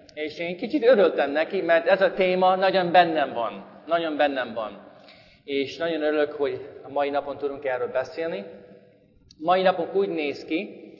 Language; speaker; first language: Hungarian; non-native, learner; English